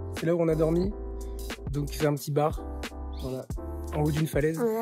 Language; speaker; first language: French; native; French